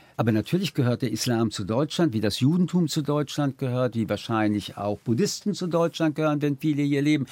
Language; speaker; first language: German; early bilingual, other home language; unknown